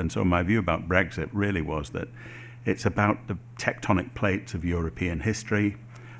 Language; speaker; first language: English; native; English